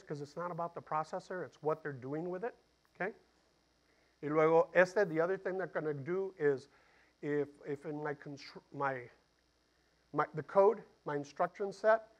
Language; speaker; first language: English; early bilingual, other home language; Spanish